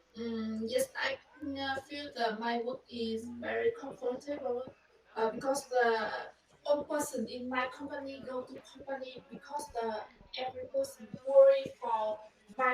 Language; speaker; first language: English; non-native, learner; Vietnamese